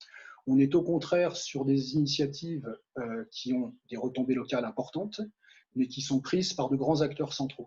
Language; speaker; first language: French; native; French